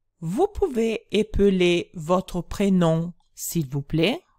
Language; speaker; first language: French; non-native, fluent; Italian